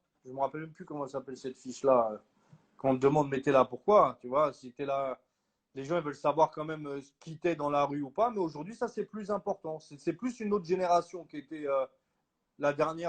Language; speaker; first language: French; native; French